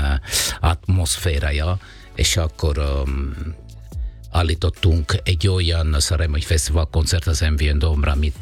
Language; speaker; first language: Hungarian; non-native, fluent; Italian